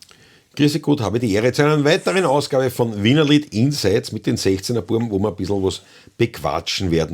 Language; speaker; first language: German; native; German